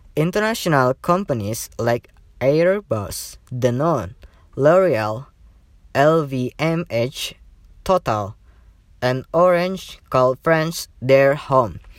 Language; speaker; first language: English; non-native, learner; Indonesian